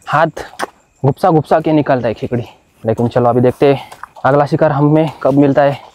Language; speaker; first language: Hindi; non-native, local second language; Marathi